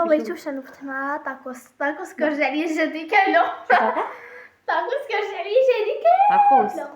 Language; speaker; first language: Arabic; native; Arabic